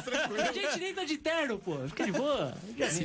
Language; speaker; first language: Portuguese; native; Portuguese